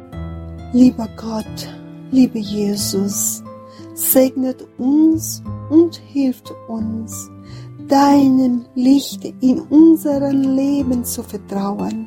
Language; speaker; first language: German; non-native, fluent; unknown